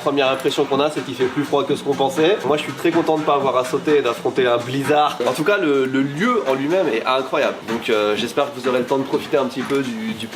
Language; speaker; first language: French; native; French